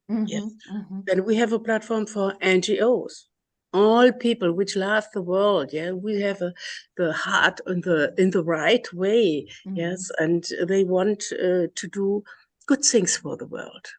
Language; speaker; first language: English; non-native, learner; German